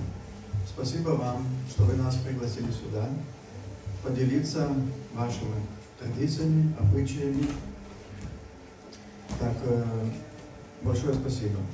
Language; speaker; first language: Russian; non-native, fluent; Lithuanian